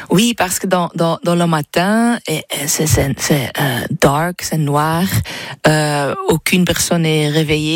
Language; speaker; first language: French; non-native, learner; Dutch